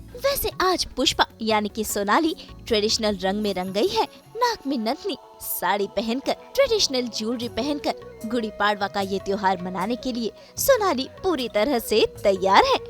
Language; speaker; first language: Hindi; native; Hindi